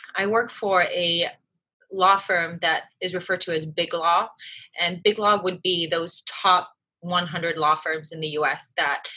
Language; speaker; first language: English; early bilingual, other home language; French